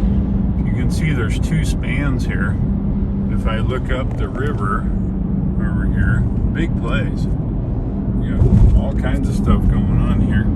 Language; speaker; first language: English; native; English